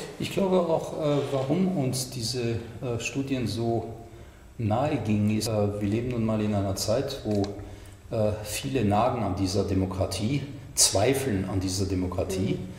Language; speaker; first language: German; non-native, fluent; French